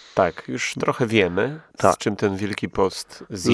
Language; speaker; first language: Polish; native; Polish